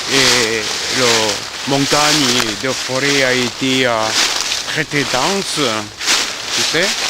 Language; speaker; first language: French; non-native, fluent; Korean